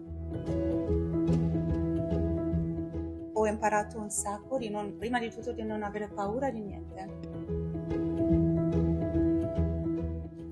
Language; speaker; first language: Italian; non-native, fluent; German